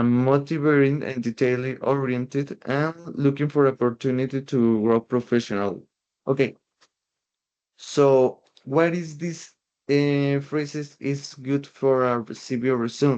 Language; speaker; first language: English; non-native, learner; Spanish